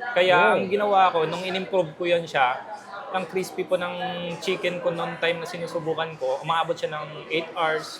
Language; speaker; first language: Filipino; native; Filipino